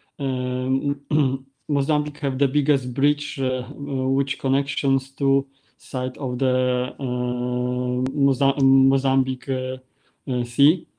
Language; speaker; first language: English; non-native, learner; Polish